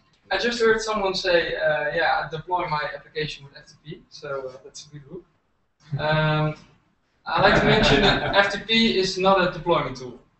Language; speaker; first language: English; non-native, fluent; Dutch